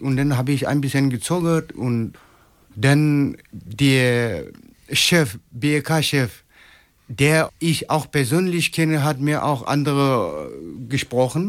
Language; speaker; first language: German; non-native, fluent; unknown